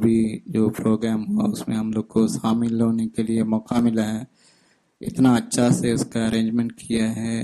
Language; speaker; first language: Hindi; non-native, fluent; Sinhala